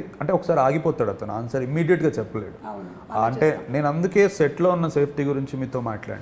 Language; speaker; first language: Telugu; native; Telugu